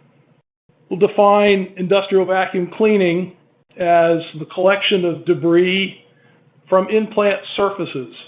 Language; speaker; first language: English; native; English